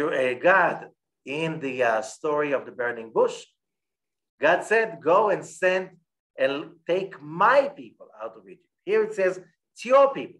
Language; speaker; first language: English; non-native, fluent; Hebrew